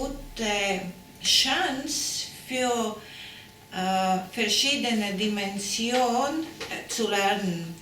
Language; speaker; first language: German; non-native, learner; Latvian